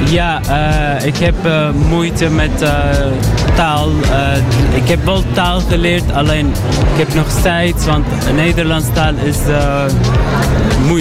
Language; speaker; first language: Dutch; non-native, learner; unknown